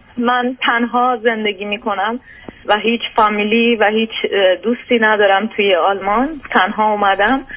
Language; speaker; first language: Persian; native; Persian